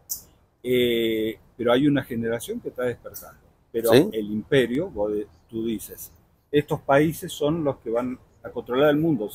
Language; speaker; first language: Spanish; native; Spanish